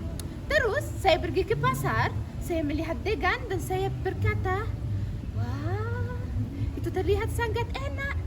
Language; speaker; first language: Indonesian; non-native, learner; Arabic